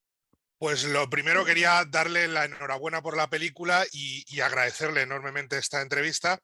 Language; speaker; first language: Spanish; native; Spanish